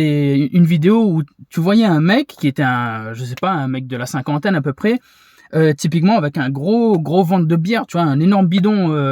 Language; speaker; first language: French; native; French